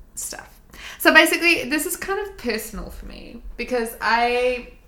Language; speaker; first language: English; native; English